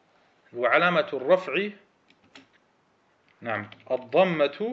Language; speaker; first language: Arabic; early bilingual, heritage; Arabic